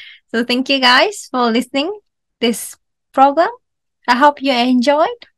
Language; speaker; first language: English; non-native, fluent; Japanese